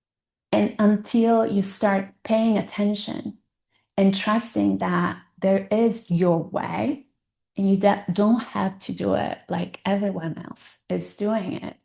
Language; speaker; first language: English; non-native, fluent; Italian